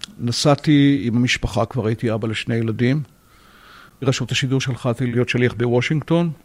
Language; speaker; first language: Hebrew; native; Hebrew